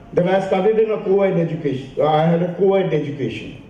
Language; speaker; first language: English; non-native, local second language; Hindi